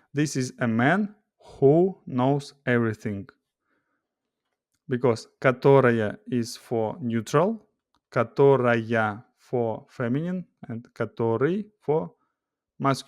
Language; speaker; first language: English; non-native, fluent; Russian